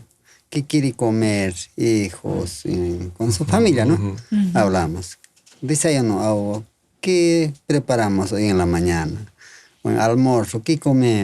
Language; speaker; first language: Spanish; non-native, local second language; Quechua